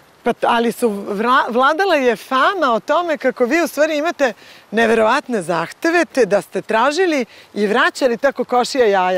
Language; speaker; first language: Serbian; native; Serbian